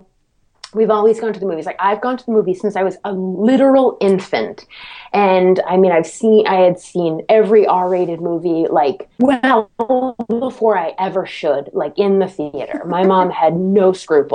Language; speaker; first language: English; native; English